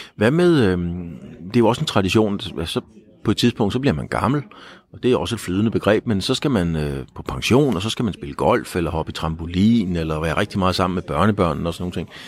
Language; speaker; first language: Danish; native; Danish